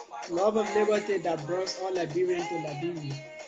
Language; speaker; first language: English; non-native, local second language; Mandingo